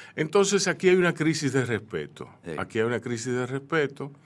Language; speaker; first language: Spanish; native; Spanish